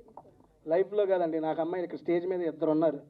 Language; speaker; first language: Telugu; native; Telugu